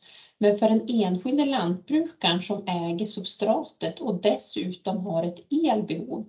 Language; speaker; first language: Swedish; native; Swedish